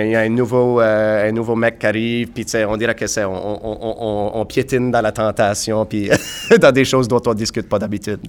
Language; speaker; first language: French; native; French